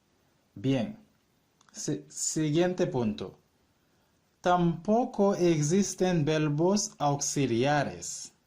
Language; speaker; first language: Spanish; non-native, fluent; Haitian Creole